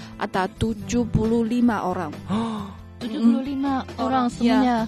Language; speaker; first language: Indonesian; non-native, fluent; Chinese